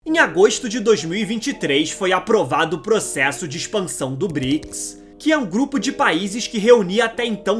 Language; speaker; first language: Portuguese; native; Portuguese